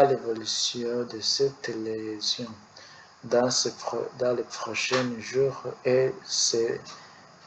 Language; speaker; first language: French; non-native, learner; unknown